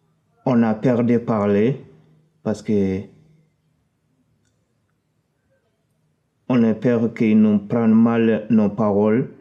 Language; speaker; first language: French; non-native, fluent; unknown